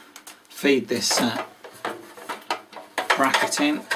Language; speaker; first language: English; native; English